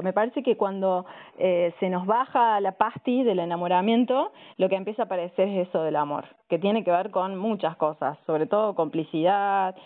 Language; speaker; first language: Spanish; native; Spanish